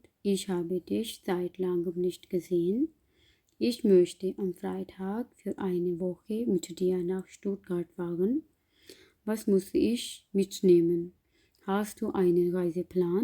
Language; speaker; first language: German; non-native, learner; Urdu